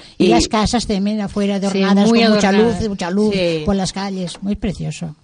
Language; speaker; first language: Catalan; non-native, local second language; Spanish